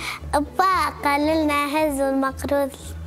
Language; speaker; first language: Arabic; native; Arabic